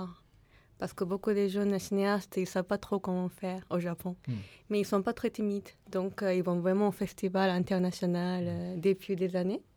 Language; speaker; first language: French; non-native, fluent; Japanese